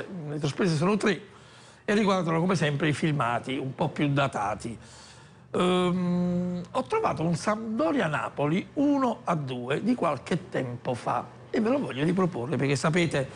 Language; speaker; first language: Italian; native; Italian